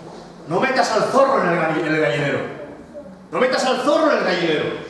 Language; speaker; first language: Spanish; native; Spanish